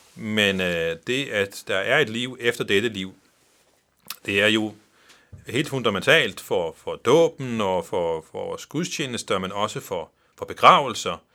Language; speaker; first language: Danish; non-native, local second language; Faroese